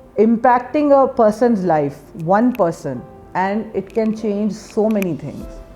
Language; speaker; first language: English; non-native, local second language; Urdu